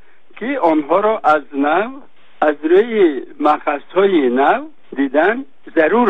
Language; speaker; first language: Persian; native; Persian